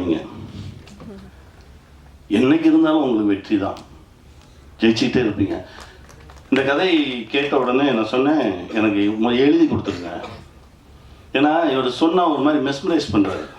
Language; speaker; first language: Tamil; native; Tamil